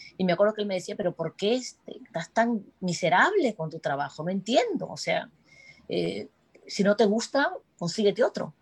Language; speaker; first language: Spanish; native; Spanish